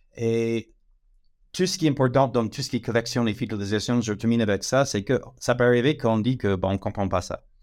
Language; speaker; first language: French; non-native, fluent; English